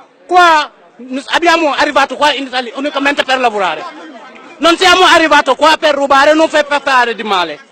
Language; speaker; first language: Italian; non-native, learner; Wolof